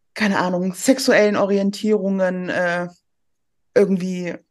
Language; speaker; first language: German; early bilingual, other home language; Persian